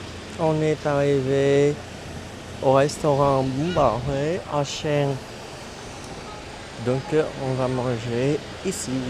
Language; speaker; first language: French; non-native, fluent; Vietnamese